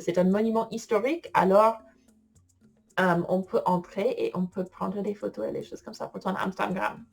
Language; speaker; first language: French; non-native, fluent; English